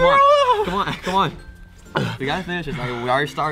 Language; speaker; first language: English; native; English